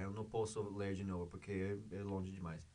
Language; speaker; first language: Portuguese; non-native, learner; English